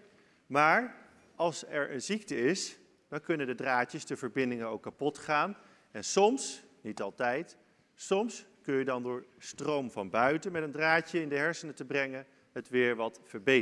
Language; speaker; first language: Dutch; native; Dutch